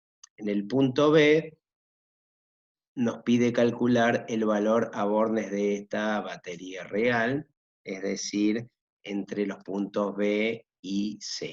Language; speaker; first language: Spanish; native; Spanish